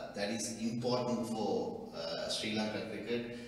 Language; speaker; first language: English; non-native, local second language; Sinhala